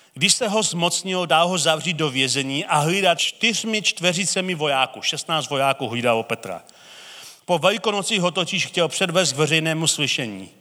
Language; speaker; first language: Czech; native; Czech